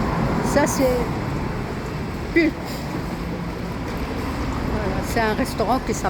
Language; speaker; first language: French; non-native, local second language; Arabic